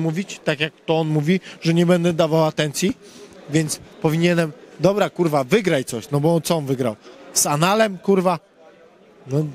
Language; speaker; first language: Polish; native; Polish